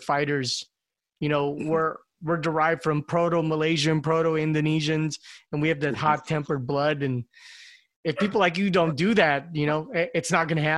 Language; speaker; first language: English; non-native, local second language; Filipino